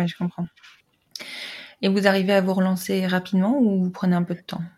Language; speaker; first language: French; native; French